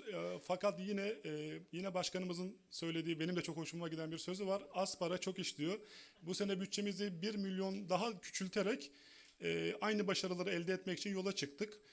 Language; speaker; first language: Turkish; native; Turkish